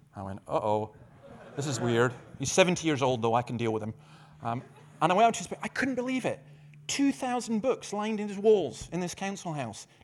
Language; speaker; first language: English; native; English